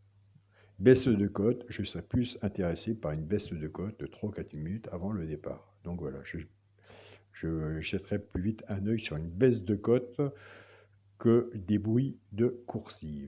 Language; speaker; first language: French; native; French